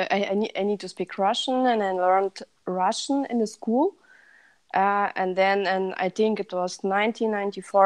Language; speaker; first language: English; non-native, learner; Russian